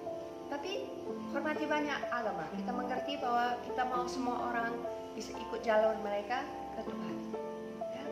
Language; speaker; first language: Indonesian; non-native, fluent; English